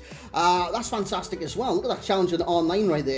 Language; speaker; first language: English; native; English